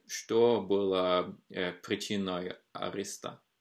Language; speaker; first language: Russian; non-native, fluent; Norwegian